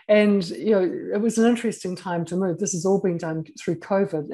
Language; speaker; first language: English; native; English